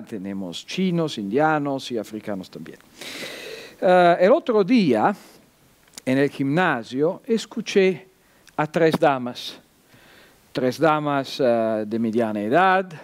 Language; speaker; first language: Spanish; non-native, fluent; Italian